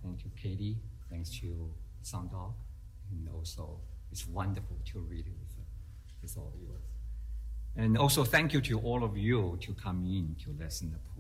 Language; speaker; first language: English; non-native, fluent; Chinese